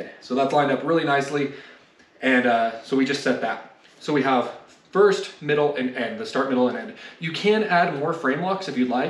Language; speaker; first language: English; native; English